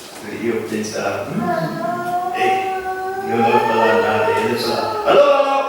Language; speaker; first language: Portuguese; non-native, learner; English